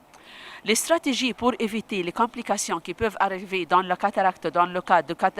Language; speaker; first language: French; non-native, local second language; Arabic